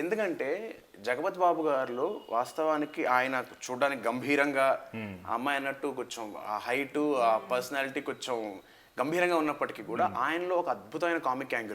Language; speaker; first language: Telugu; native; Telugu